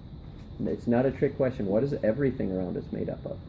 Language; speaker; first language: English; native; English